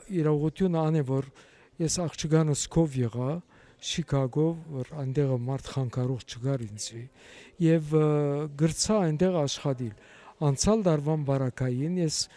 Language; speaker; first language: Armenian; native; Armenian